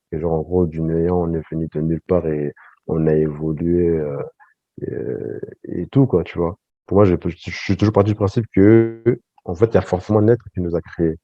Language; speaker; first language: French; early bilingual, other home language; Sango